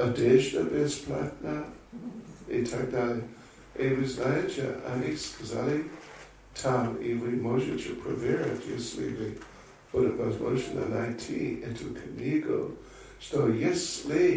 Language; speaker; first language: Russian; non-native, learner; English